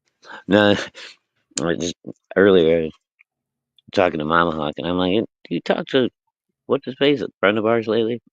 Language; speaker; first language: English; native; English